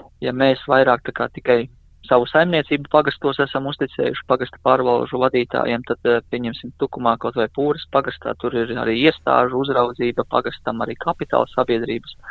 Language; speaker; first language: Latvian; native; Latvian